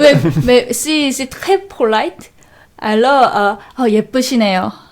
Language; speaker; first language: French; non-native, learner; Korean